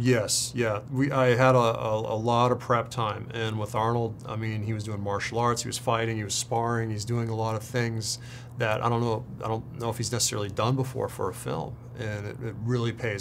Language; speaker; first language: English; native; English